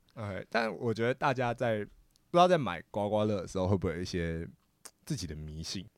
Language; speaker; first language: Chinese; native; Chinese